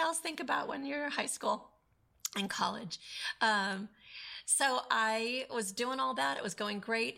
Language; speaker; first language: English; native; English